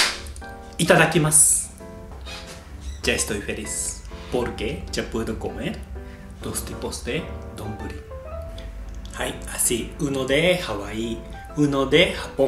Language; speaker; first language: Spanish; non-native, fluent; Japanese